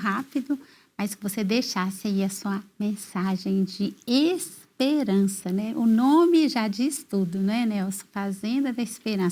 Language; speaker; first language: Portuguese; native; Portuguese